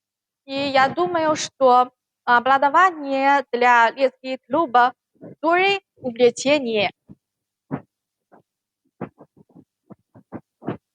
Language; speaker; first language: Russian; non-native, learner; Chinese